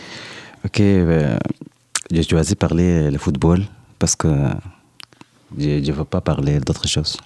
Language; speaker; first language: French; non-native, learner; Arabic